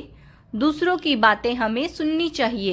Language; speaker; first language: Hindi; native; Hindi